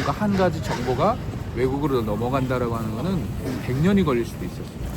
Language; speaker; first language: Korean; native; Korean